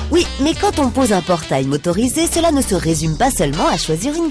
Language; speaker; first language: French; native; French